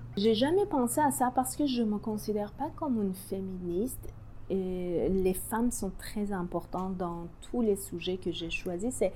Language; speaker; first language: French; non-native, learner; Persian